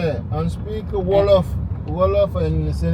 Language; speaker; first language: English; non-native, learner; Mandingo